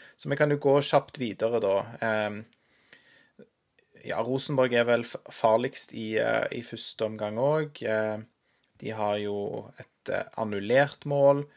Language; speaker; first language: Norwegian; native; Norwegian